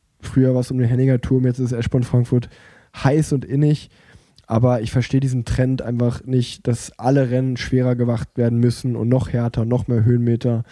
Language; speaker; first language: German; native; German